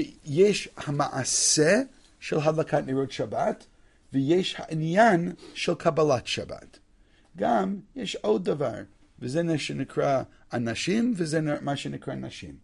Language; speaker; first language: Hebrew; non-native, fluent; English